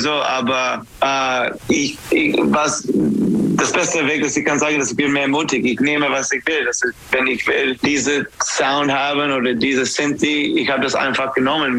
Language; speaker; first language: German; non-native, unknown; English